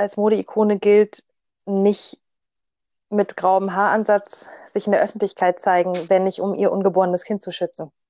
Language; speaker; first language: German; native; German